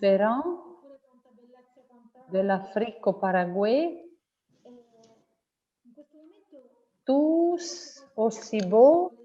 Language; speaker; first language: French; non-native, fluent; Italian